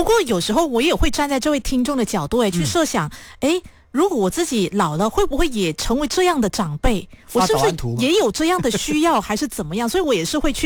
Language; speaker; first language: Chinese; native; Chinese